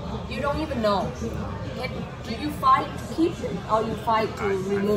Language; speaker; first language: English; non-native, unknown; Vietnamese